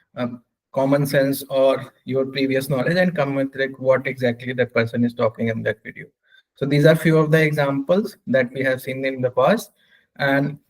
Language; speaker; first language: English; non-native, local second language; Hindi